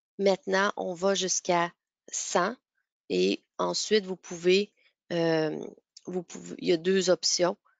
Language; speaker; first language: French; native; French